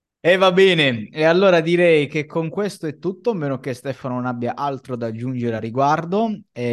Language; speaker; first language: Italian; native; Italian